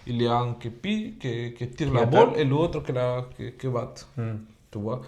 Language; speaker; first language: French; non-native, fluent; Spanish